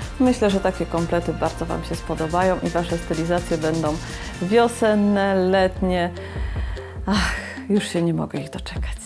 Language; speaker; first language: Polish; native; Polish